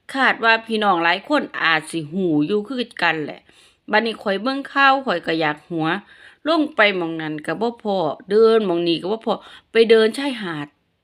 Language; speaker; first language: Thai; native; Thai